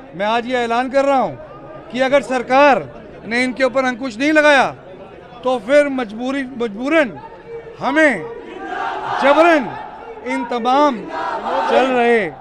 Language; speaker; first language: Hindi; native; Hindi